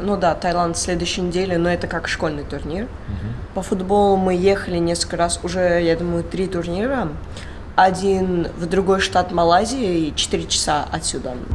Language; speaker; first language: Russian; early bilingual, heritage; Russian